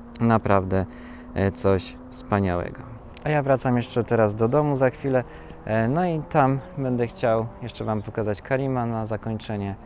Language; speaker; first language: Polish; native; Polish